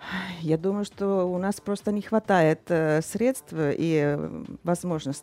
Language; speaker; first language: Russian; non-native, fluent; Finnish